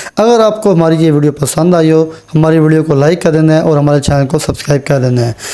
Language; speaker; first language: Urdu; native; Urdu